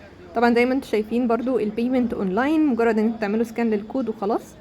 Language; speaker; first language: Arabic; native; Arabic